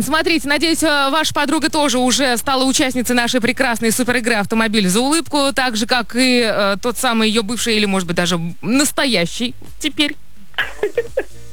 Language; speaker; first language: Russian; native; Russian